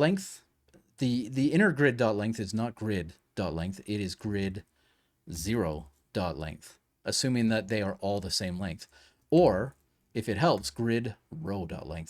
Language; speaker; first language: English; native; English